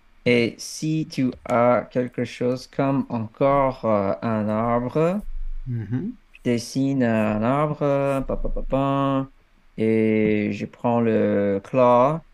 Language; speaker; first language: French; non-native, fluent; English